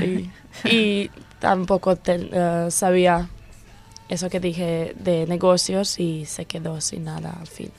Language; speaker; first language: Spanish; non-native, learner; Croatian